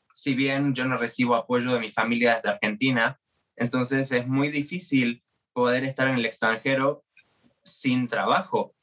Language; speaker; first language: Spanish; native; Spanish